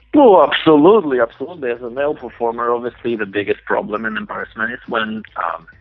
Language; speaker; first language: English; non-native, fluent; Polish